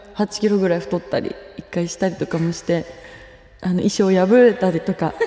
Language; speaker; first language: Japanese; native; Japanese